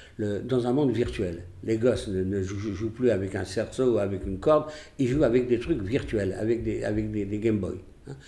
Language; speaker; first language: French; early bilingual, other home language; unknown